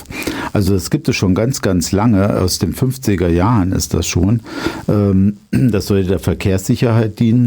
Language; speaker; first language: German; native; German